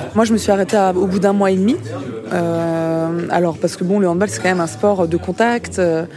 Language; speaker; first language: French; native; French